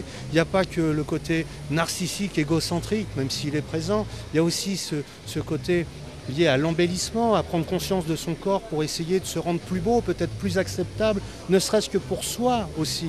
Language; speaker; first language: French; native; French